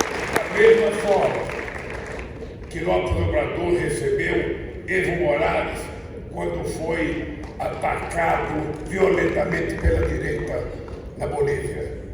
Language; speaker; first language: Portuguese; native; Portuguese